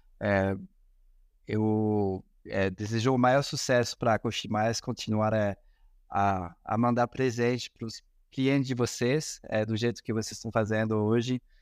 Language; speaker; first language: Portuguese; non-native, fluent; Spanish